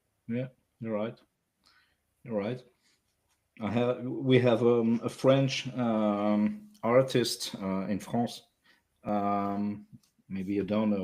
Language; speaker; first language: English; non-native, learner; French